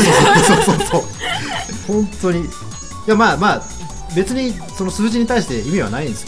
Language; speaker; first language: Japanese; native; Japanese